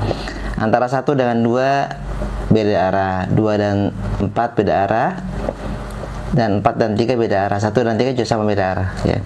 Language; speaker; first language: Indonesian; native; Indonesian